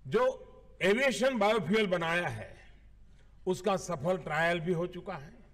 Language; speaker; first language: Hindi; native; Hindi